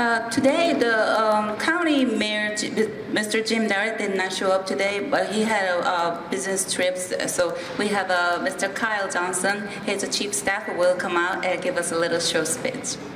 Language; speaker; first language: English; non-native, fluent; Korean